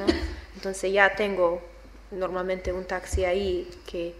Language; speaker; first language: Spanish; non-native, learner; English